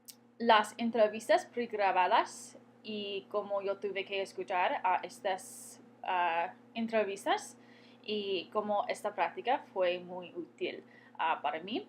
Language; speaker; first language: Spanish; non-native, fluent; English